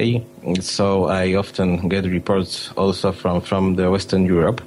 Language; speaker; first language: English; non-native, fluent; Polish